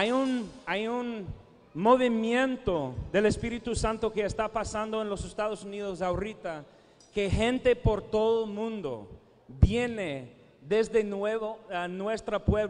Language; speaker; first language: Spanish; non-native, fluent; English